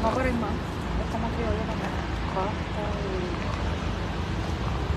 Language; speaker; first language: Spanish; native; Spanish